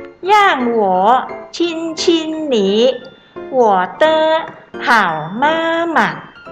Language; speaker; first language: Chinese; non-native, fluent; Thai